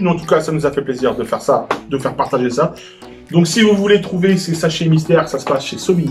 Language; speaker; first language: French; native; French